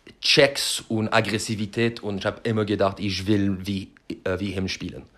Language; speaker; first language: German; non-native, learner; French